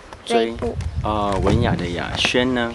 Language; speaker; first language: Chinese; native; Chinese